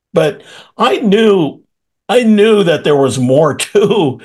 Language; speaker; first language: English; native; English